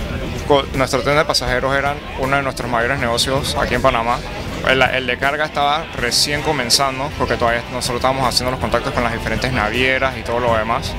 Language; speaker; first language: Spanish; native; Spanish